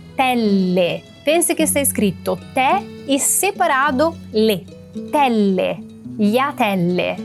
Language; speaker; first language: Portuguese; non-native, fluent; Italian